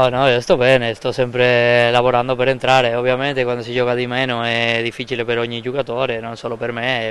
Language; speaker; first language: Italian; non-native, fluent; Spanish